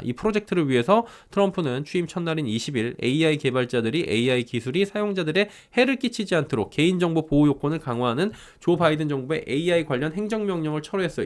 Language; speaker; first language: Korean; native; Korean